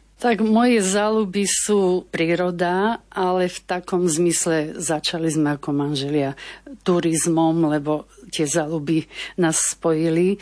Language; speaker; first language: Slovak; native; Slovak